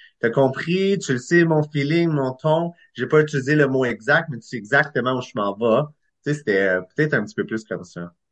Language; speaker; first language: French; native; French